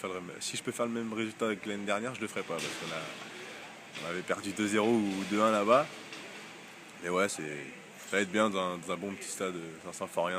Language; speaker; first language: French; native; French